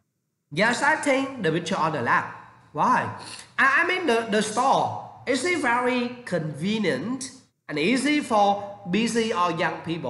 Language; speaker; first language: English; non-native, learner; Vietnamese